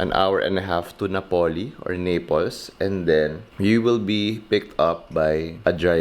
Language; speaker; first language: English; non-native, local second language; Filipino